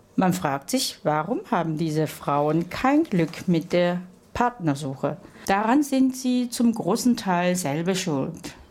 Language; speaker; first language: German; non-native, fluent; Chinese